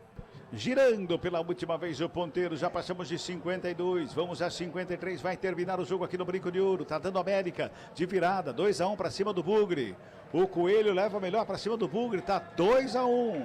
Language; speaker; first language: Portuguese; native; Portuguese